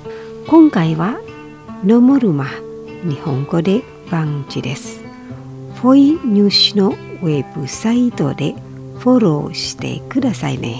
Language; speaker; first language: Japanese; non-native, fluent; Indonesian